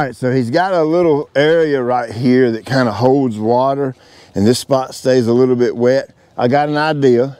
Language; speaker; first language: English; native; English